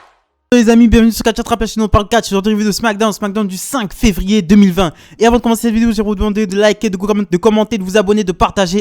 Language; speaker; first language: French; native; French